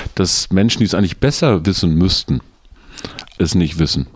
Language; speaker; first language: German; native; German